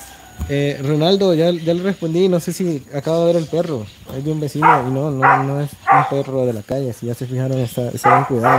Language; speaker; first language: Spanish; native; Spanish